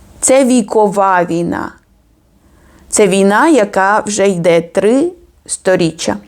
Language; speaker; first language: Ukrainian; non-native, fluent; Georgian